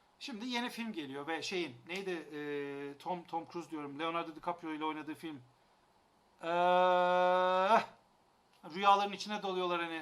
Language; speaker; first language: Turkish; native; Turkish